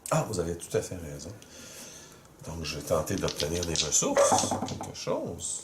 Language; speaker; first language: French; native; French